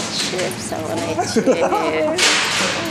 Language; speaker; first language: English; non-native, learner; Korean